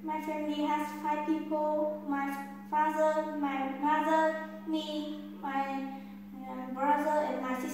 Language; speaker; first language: English; non-native, learner; Vietnamese